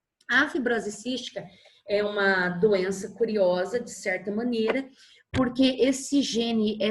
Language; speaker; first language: Portuguese; native; Portuguese